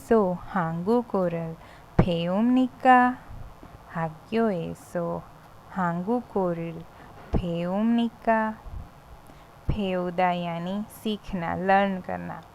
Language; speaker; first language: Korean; non-native, fluent; Hindi